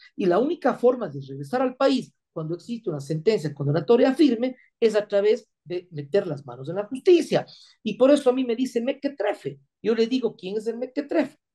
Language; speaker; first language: Spanish; native; Spanish